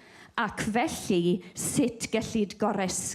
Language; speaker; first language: Welsh; native; Welsh